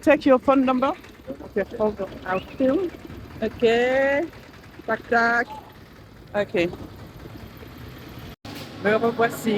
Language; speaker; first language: English; non-native, learner; French